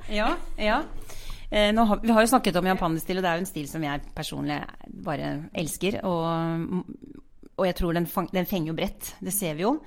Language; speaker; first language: Norwegian; native; Norwegian